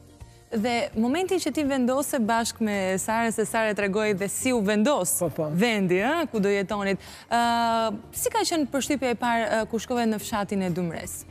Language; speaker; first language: Albanian; native; Albanian